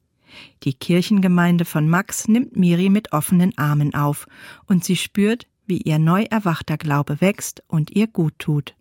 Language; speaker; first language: German; native; German